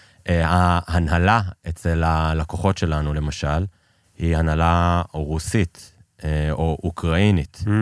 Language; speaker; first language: Hebrew; early bilingual, other home language; Persian